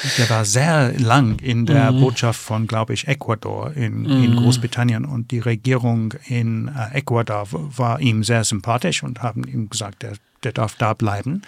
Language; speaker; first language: German; non-native, fluent; English